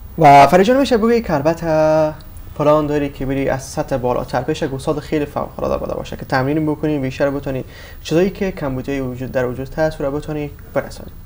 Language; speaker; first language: Persian; native; Persian